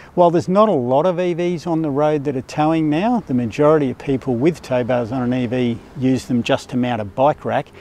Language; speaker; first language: English; native; English